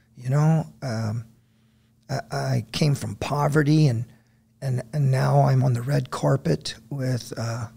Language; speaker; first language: English; native; English